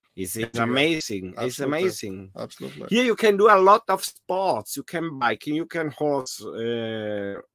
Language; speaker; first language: English; non-native, fluent; German